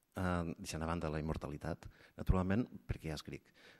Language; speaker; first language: Catalan; native; Catalan